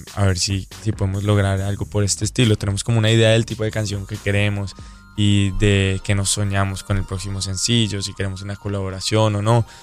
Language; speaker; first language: Spanish; native; Spanish